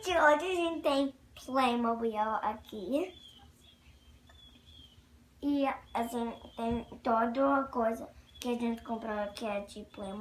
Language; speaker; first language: Portuguese; early bilingual, heritage; Portuguese